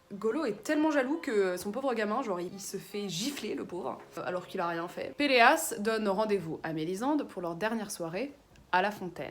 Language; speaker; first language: French; native; French